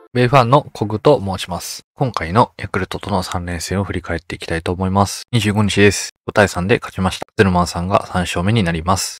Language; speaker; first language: Japanese; native; Japanese